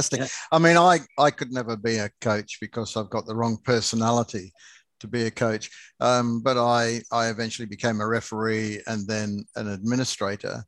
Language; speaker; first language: English; native; English